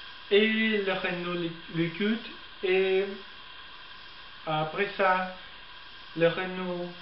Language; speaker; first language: French; non-native, learner; Spanish